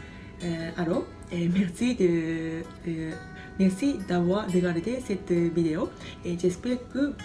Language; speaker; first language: French; non-native, fluent; Japanese